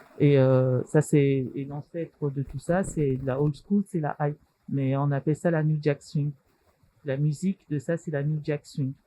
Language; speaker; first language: French; early bilingual, other home language; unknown